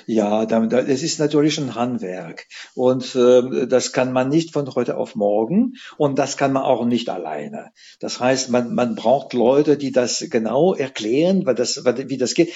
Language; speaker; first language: German; non-native, fluent; French